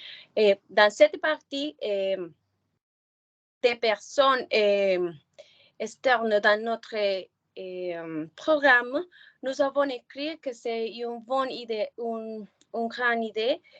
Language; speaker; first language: French; non-native, learner; Spanish